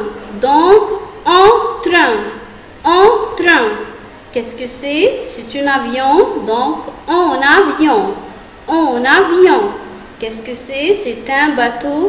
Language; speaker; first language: French; non-native, fluent; Arabic